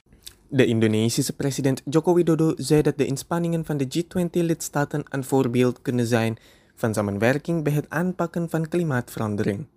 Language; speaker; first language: Dutch; non-native, fluent; Indonesian